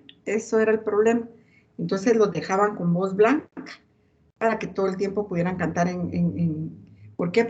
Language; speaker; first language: Spanish; native; Spanish